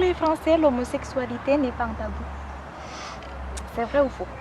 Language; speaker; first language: French; non-native, fluent; Indonesian